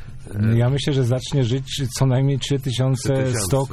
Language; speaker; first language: Polish; native; Polish